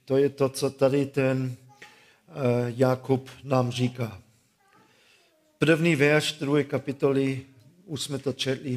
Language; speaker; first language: Czech; non-native, fluent; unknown